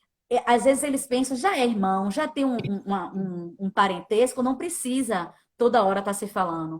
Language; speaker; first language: Portuguese; native; Portuguese